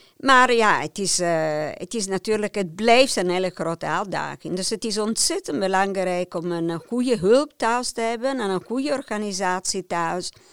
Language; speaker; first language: Dutch; non-native, fluent; Italian